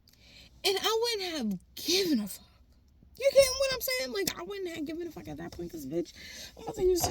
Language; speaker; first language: English; native; English